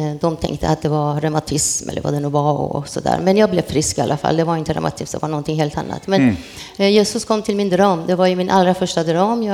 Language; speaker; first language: Swedish; non-native, fluent; Persian